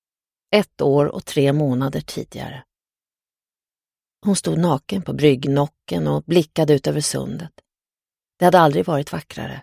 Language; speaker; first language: Swedish; native; Swedish